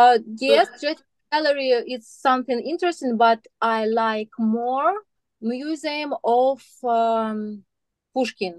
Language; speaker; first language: English; non-native, learner; Russian